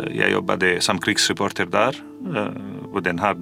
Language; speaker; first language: Swedish; non-native, fluent; Arabic